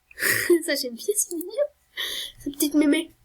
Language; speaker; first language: French; native; French